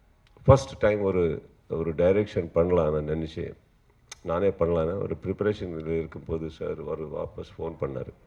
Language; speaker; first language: Tamil; non-native, fluent; Kannada